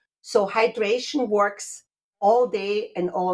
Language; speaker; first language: English; non-native, fluent; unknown